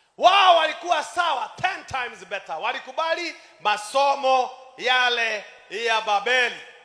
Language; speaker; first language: Swahili; non-native, local second language; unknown